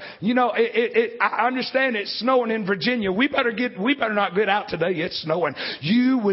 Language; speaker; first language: English; native; English